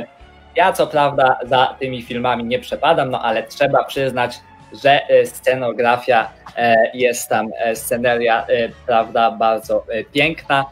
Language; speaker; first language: Polish; native; Polish